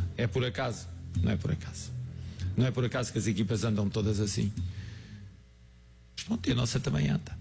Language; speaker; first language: Portuguese; native; Portuguese